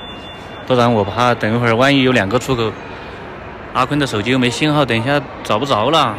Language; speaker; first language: Chinese; native; Chinese